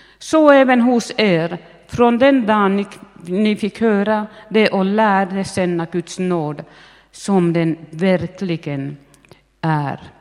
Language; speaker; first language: Swedish; native; Swedish